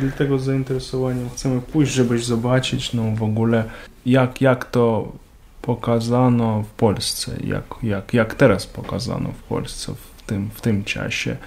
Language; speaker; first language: Polish; non-native, learner; Ukrainian